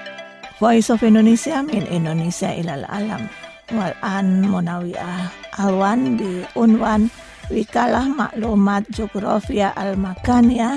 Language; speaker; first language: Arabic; non-native, fluent; Indonesian